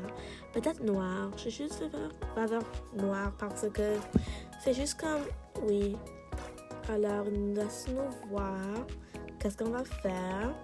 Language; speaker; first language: French; non-native, learner; English